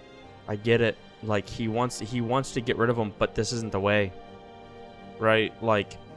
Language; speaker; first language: English; native; English